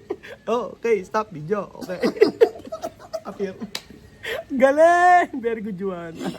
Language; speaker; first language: English; non-native, learner; Filipino